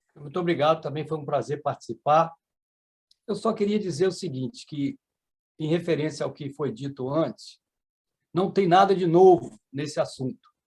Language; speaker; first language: Portuguese; native; Portuguese